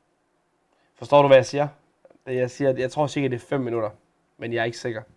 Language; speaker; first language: Danish; native; Danish